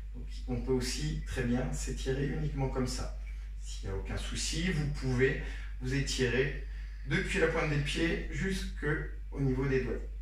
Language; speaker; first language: French; native; French